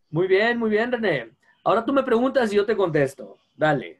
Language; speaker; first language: Spanish; native; Spanish